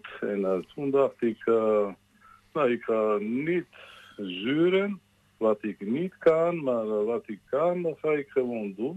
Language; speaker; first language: Dutch; non-native, learner; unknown